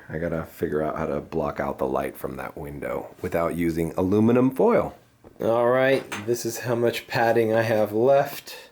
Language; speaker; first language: English; early bilingual, other home language; Spanish